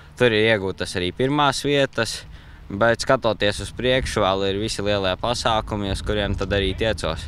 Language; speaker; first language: Latvian; native; Latvian